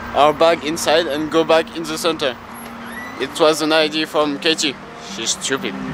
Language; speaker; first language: English; non-native, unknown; French